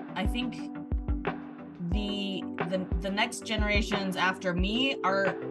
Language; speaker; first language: English; native; English